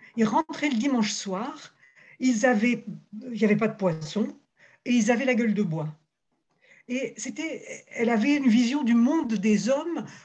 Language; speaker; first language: French; native; French